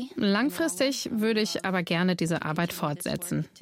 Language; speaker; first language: German; non-native, fluent; English